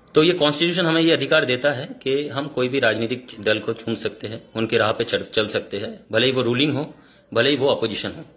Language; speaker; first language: Hindi; non-native, local second language; Bangla